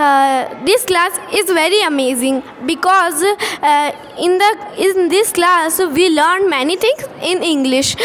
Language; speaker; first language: English; non-native, learner; Hindi